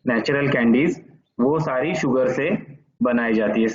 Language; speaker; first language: Hindi; non-native, local second language; Marathi